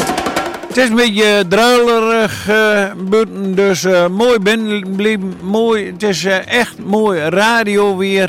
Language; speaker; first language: Dutch; native; Dutch